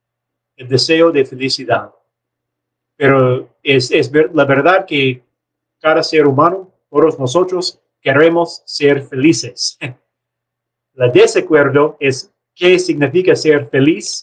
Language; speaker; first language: Spanish; non-native, learner; English